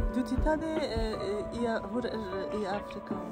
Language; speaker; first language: Swedish; non-native, learner; Hazaragi